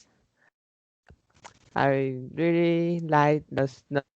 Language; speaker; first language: English; non-native, learner; Chinese